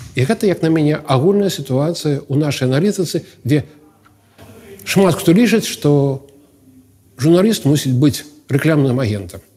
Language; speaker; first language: Belarusian; non-native, local second language; Russian